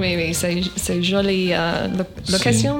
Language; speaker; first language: French; non-native, learner; English